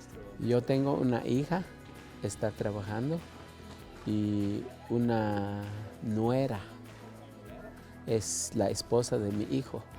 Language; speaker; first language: Spanish; non-native, local second language; Kʼicheʼ